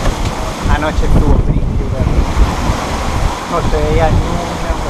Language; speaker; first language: Spanish; native; Spanish